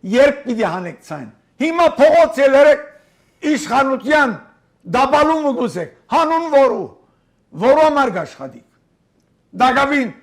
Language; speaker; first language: Armenian; early bilingual, heritage; Armenian